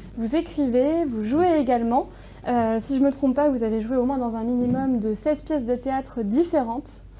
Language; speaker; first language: French; native; French